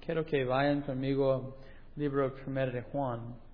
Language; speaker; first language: Spanish; non-native, fluent; English